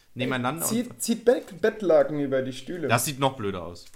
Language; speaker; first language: German; native; German